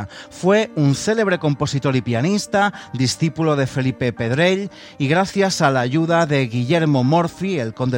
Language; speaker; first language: Spanish; native; Spanish